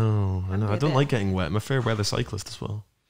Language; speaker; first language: English; native; English